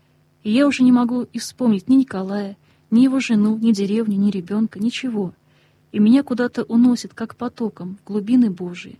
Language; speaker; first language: Russian; native; Russian